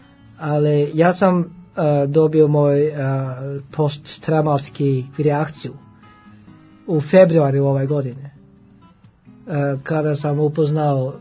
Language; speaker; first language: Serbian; non-native, learner; Norwegian